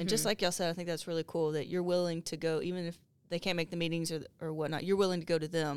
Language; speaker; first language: English; native; English